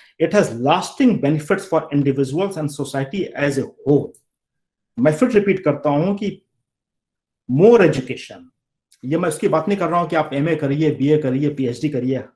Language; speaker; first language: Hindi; native; Hindi